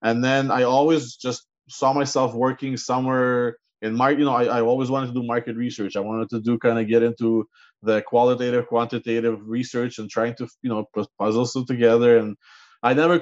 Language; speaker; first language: English; non-native, fluent; Ukrainian